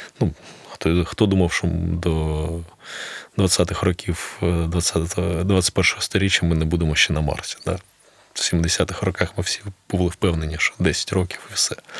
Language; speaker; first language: Ukrainian; non-native, local second language; Russian